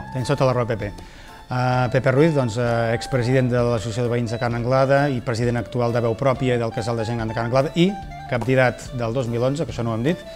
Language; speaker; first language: Catalan; native; Catalan